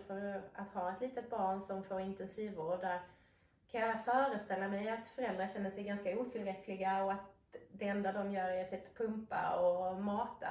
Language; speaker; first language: Swedish; native; Swedish